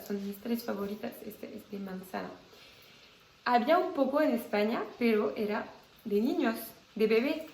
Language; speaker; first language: Spanish; non-native, fluent; French